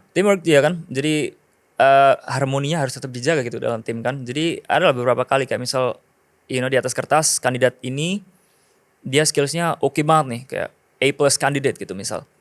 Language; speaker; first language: Indonesian; native; Indonesian